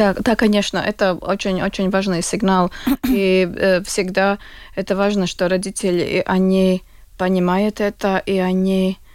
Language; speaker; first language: Russian; non-native, local second language; Latvian